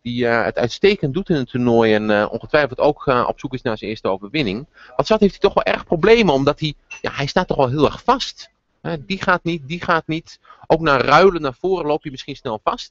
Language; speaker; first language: Dutch; native; Dutch